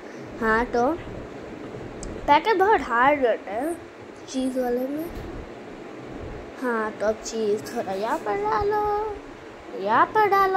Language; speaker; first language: Hindi; native; Hindi